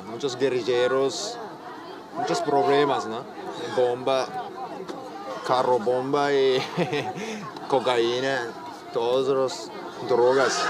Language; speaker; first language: Spanish; non-native, learner; Japanese